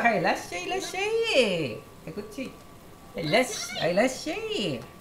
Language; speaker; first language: Japanese; native; Japanese